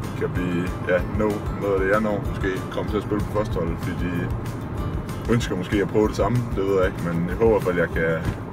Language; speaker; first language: Danish; native; Danish